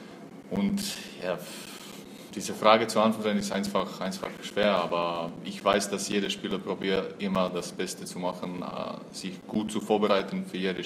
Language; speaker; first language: German; non-native, fluent; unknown